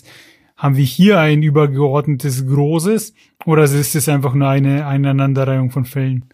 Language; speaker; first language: German; native; German